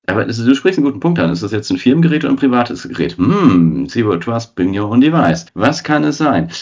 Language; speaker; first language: German; native; German